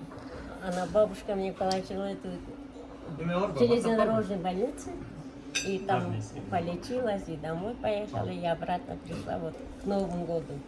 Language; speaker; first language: Russian; non-native, local second language; Kyrgyz